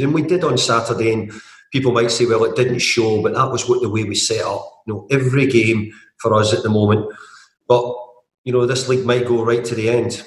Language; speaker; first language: English; native; English